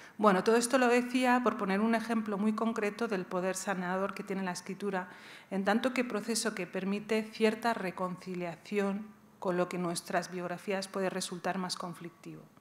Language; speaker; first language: Spanish; early bilingual, other home language; Riffian